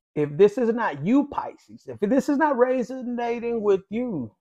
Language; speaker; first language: English; early bilingual, other home language; Spanish